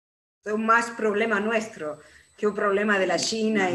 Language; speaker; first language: Portuguese; non-native, learner; Spanish